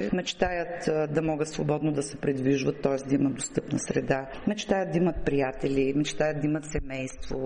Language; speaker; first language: Bulgarian; native; Bulgarian